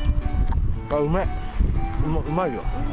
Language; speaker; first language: Japanese; native; Japanese